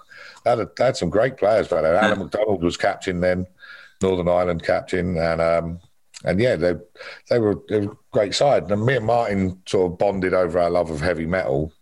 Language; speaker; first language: English; native; English